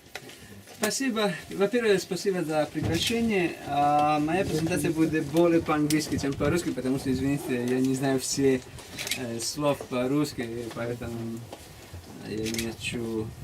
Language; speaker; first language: Russian; non-native, learner; Italian